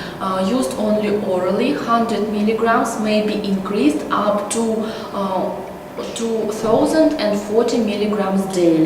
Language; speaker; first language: English; non-native, learner; Russian